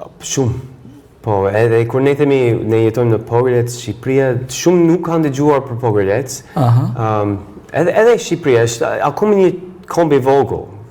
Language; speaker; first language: Albanian; non-native, fluent; English